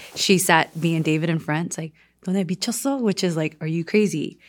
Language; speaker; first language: English; non-native, fluent; Korean